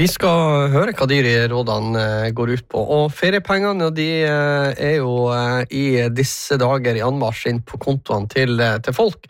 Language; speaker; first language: Norwegian; native; Norwegian